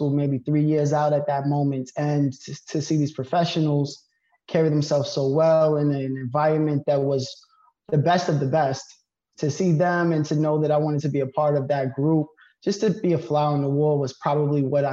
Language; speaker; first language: English; native; English